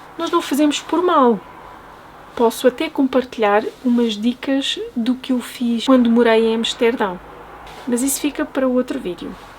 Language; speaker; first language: Portuguese; native; Portuguese